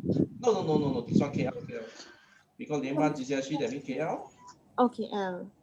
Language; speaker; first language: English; non-native, local second language; Chinese